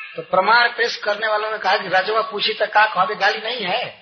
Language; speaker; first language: Hindi; native; Hindi